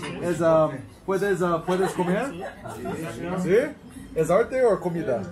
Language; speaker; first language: Spanish; non-native, learner; English